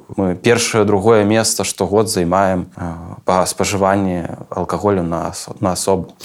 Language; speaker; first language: Belarusian; non-native, local second language; Russian